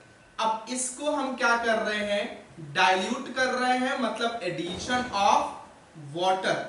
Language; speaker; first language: Hindi; native; Hindi